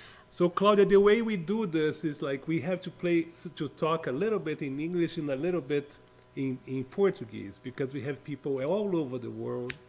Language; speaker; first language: English; non-native, fluent; Portuguese